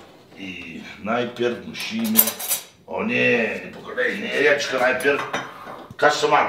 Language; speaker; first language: Polish; non-native, fluent; Lithuanian